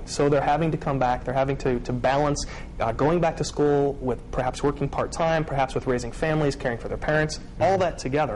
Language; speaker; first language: English; native; English